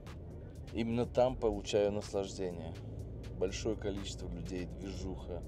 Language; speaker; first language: Russian; native; Russian